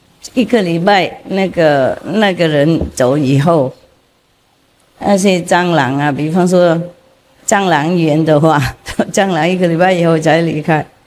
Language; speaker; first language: Chinese; non-native, fluent; Vietnamese